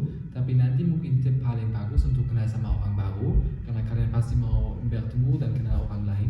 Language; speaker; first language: Indonesian; non-native, fluent; German